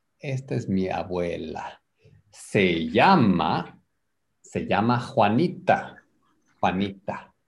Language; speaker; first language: Spanish; native; Spanish